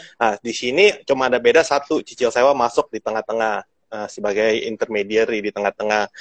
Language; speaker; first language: Indonesian; native; Indonesian